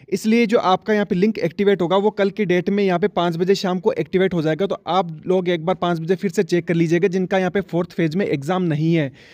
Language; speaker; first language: Hindi; native; Hindi